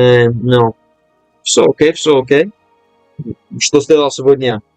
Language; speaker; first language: Russian; non-native, learner; English